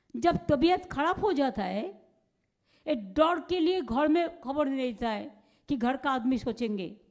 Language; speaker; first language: Hindi; non-native, local second language; Bangla